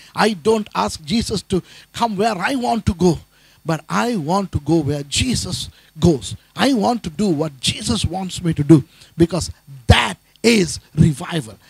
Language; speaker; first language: English; non-native, local second language; Tamil